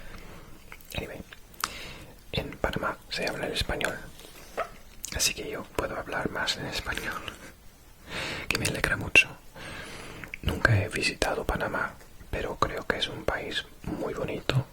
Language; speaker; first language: Spanish; non-native, fluent; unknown